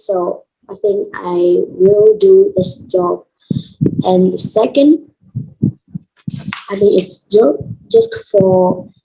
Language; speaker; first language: English; non-native, learner; Vietnamese